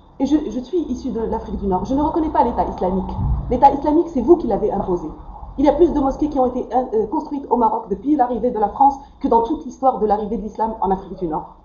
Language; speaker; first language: French; non-native, local second language; Arabic